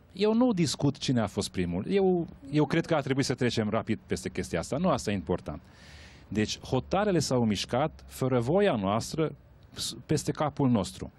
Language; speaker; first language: Romanian; non-native, local second language; Hungarian